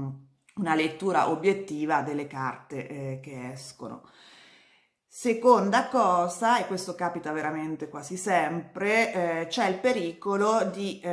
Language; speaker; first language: Italian; native; Italian